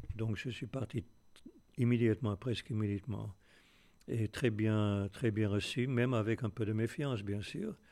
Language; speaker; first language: French; non-native, fluent; Afrikaans